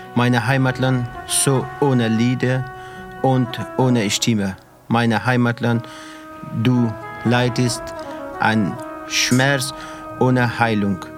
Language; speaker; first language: German; non-native, learner; Persian